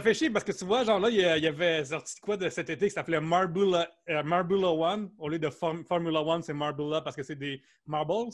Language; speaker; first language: French; native; French